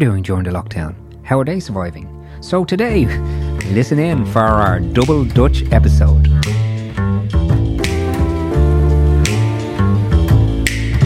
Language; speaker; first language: English; native; English